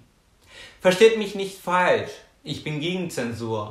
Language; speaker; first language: German; non-native, fluent; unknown